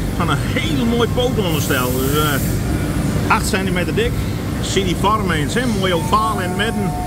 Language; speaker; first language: Dutch; non-native, local second language; Western Frisian